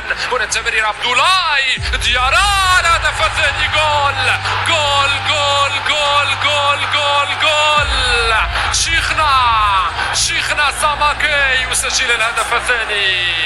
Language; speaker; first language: Arabic; native; Arabic